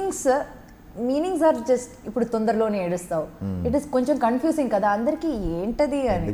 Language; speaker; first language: Telugu; non-native, fluent; Malayalam